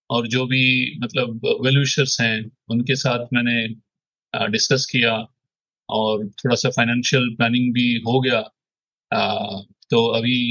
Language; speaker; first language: Hindi; non-native, local second language; Odia